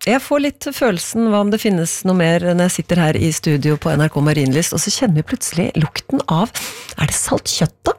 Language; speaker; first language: Norwegian; native; Norwegian